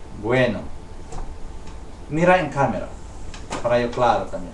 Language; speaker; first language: Spanish; non-native, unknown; Chavacano